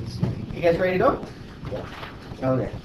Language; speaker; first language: English; native; English